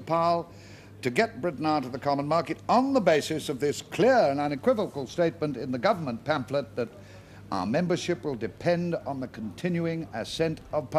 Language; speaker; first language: English; native; English